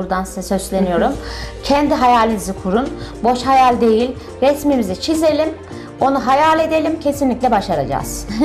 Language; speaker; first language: Turkish; early bilingual, heritage; Turkish